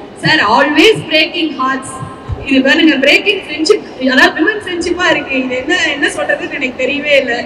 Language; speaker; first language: Tamil; native; Tamil